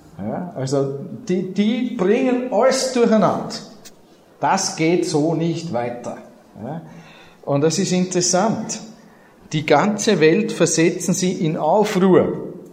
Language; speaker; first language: German; native; German